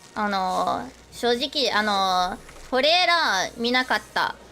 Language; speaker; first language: Japanese; non-native, learner; English